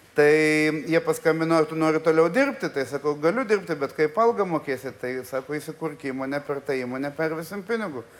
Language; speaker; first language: Lithuanian; early bilingual, other home language; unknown